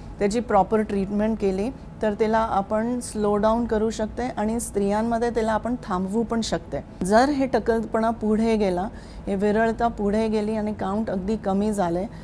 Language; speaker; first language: Marathi; non-native, local second language; Hindi